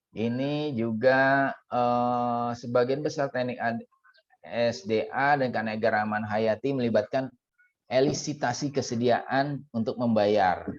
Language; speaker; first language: Indonesian; native; Indonesian